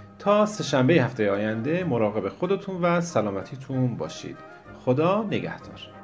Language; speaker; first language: Persian; native; Persian